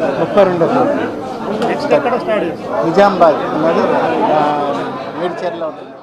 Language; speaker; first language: Telugu; native; Telugu